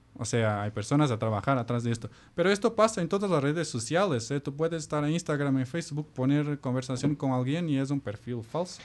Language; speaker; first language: Spanish; non-native, fluent; Portuguese